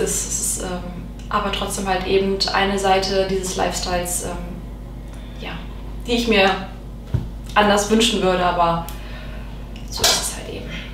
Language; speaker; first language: German; native; German